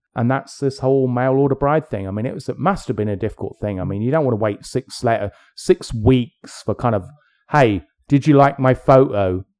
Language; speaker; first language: English; native; English